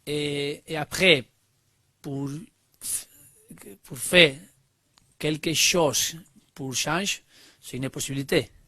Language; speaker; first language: French; non-native, learner; Spanish